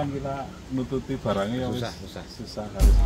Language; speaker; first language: Indonesian; non-native, local second language; Javanese